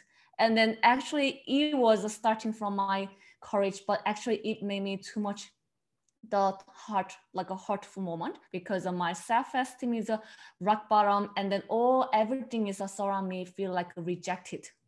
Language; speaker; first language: English; non-native, learner; Korean